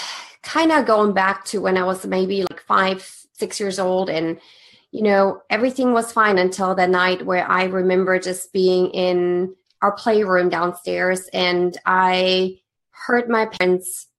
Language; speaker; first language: English; non-native, fluent; German